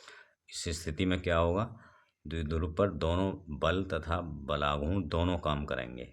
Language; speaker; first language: Hindi; native; Hindi